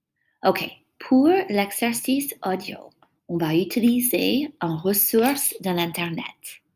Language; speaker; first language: French; non-native, fluent; English